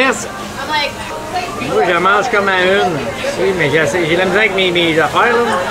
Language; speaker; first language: French; native; French